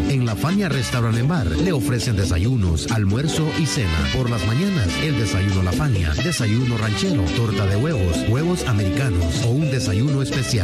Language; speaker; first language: Spanish; native; Spanish